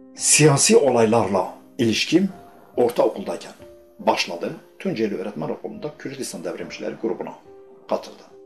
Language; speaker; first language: Turkish; non-native, local second language; Kurdish